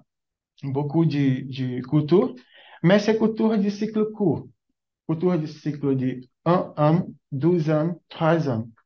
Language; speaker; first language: French; non-native, learner; Portuguese